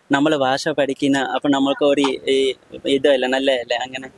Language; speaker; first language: Malayalam; non-native, local second language; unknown